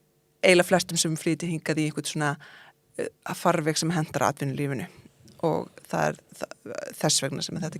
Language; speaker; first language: Icelandic; native; Icelandic